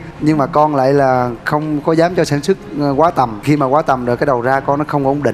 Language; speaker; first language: Vietnamese; native; Vietnamese